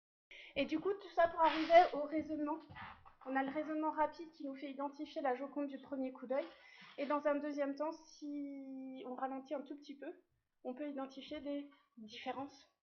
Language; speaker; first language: French; native; French